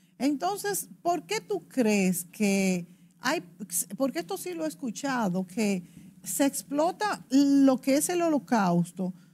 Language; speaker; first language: Spanish; native; Spanish